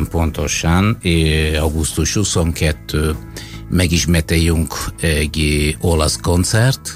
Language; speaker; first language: Hungarian; non-native, fluent; Italian